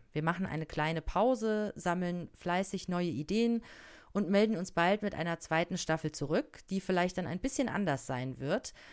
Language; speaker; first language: German; native; German